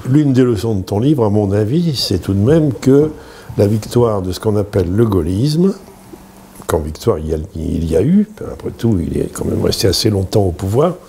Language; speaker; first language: French; native; French